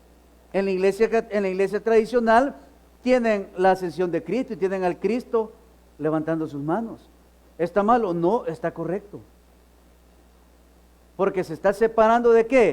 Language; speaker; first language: Spanish; native; Spanish